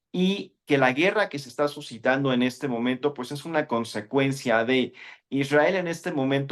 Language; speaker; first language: Spanish; native; Spanish